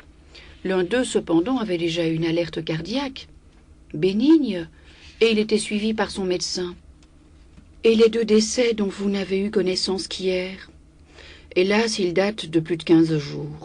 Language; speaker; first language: French; native; French